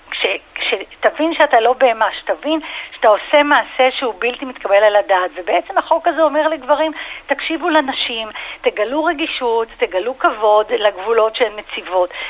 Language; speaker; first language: Hebrew; early bilingual, other home language; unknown